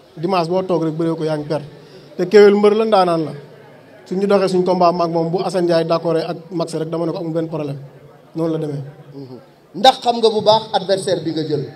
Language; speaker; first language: Wolof; non-native, local second language; Serer